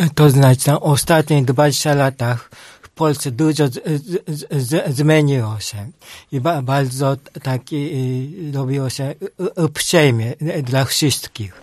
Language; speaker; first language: Polish; non-native, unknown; Japanese